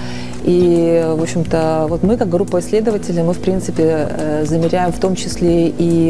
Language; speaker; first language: Russian; native; Russian